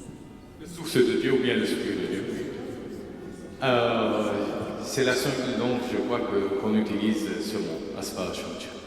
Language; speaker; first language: French; non-native, fluent; Armenian